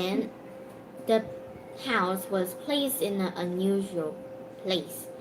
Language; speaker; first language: English; non-native, learner; Vietnamese